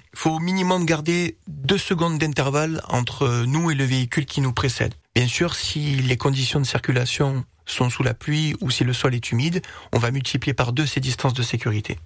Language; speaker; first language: French; native; French